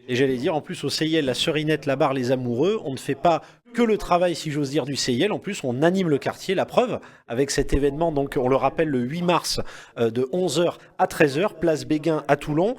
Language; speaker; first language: French; native; French